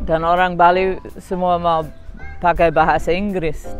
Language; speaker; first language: Indonesian; non-native, fluent; English